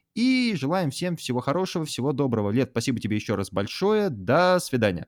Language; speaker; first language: Russian; native; Russian